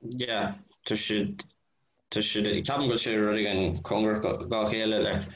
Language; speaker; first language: Irish; non-native, local second language; English